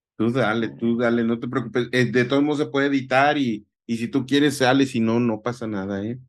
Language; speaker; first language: Spanish; native; Spanish